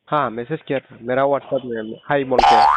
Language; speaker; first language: Hindi; non-native, local second language; Assamese